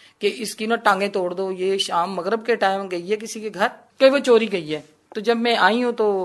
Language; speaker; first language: Urdu; non-native, local second language; Punjabi